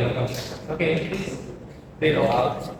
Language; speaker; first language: English; non-native, learner; Indonesian